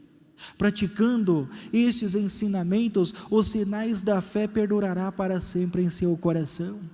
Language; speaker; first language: Portuguese; native; Portuguese